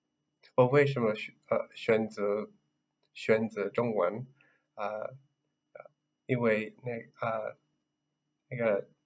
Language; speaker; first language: Chinese; non-native, learner; English